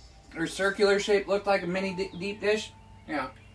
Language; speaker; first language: English; native; English